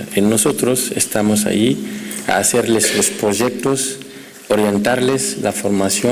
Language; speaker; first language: Spanish; non-native, fluent; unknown